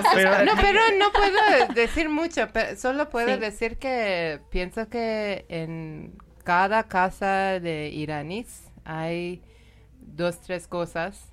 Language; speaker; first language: Spanish; non-native, learner; Persian